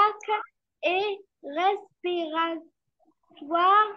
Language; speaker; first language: French; non-native, local second language; Arabic